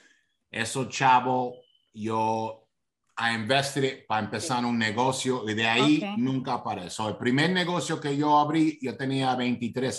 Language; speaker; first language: Spanish; early bilingual, heritage; Spanish